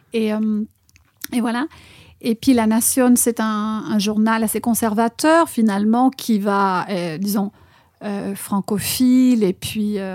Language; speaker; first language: French; non-native, fluent; Spanish